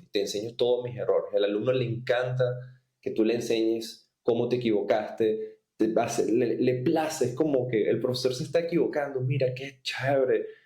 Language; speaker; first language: Spanish; native; Spanish